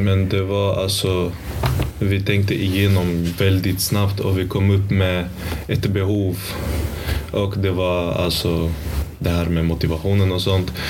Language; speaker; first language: Swedish; early bilingual, other home language; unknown